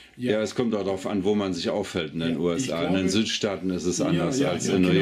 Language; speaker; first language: German; native; German